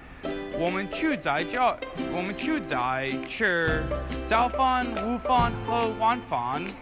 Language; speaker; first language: Chinese; non-native, learner; English